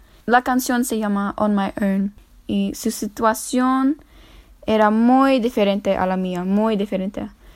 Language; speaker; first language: Spanish; non-native, fluent; English